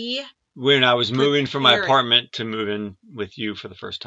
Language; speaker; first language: English; native; English